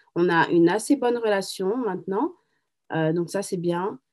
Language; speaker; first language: French; native; French